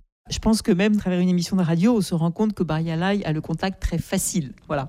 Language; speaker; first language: French; native; French